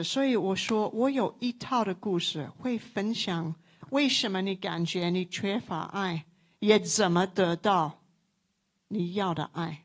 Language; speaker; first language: Chinese; non-native, local second language; English